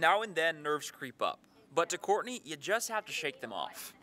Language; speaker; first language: English; native; English